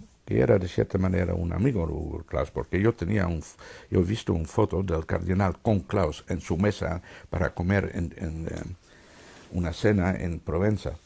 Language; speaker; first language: Spanish; non-native, fluent; Dutch